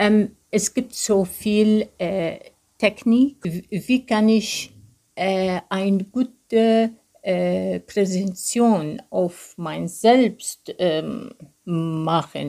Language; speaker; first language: German; non-native, learner; Arabic